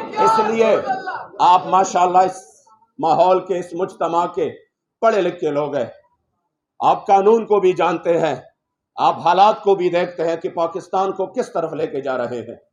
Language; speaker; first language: Urdu; non-native, local second language; Pashto